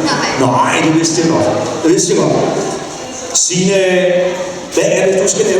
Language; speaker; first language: Danish; native; Danish